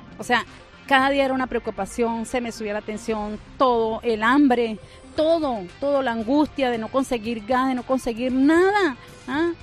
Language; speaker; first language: Spanish; native; Spanish